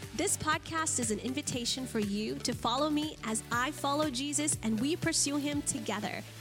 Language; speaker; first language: English; early bilingual, other home language; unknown